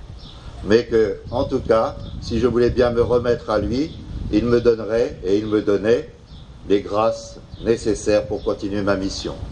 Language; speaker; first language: French; native; French